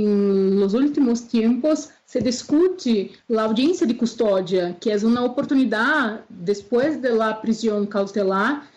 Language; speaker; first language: Spanish; non-native, fluent; Portuguese